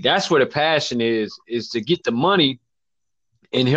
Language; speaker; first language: English; native; English